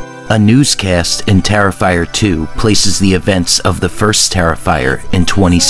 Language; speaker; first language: English; native; English